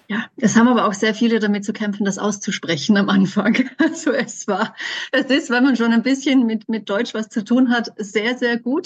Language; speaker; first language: German; native; German